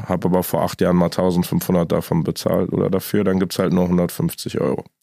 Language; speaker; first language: German; native; German